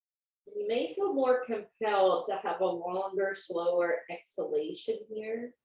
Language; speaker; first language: English; native; English